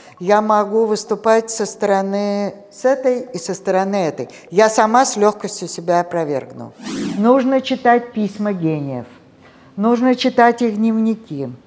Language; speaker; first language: Russian; native; Russian